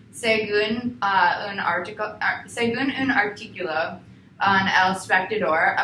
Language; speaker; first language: Spanish; non-native, learner; English